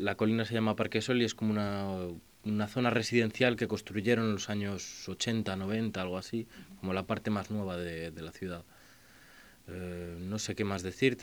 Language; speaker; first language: Spanish; native; Spanish